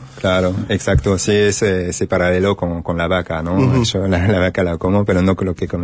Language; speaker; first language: Spanish; non-native, fluent; French